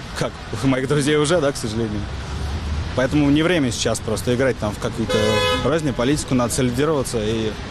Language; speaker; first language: Russian; native; Russian